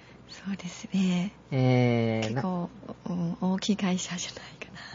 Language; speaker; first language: Japanese; non-native, fluent; Chinese